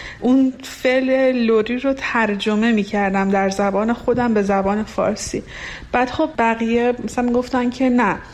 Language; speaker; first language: Persian; non-native, local second language; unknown